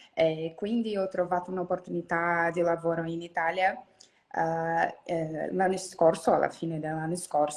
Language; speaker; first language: Italian; non-native, learner; Portuguese